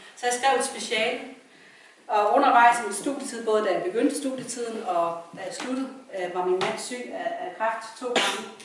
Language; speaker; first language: Danish; native; Danish